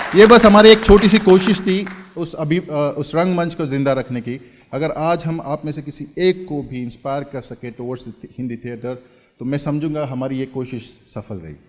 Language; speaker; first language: Hindi; non-native, local second language; Marathi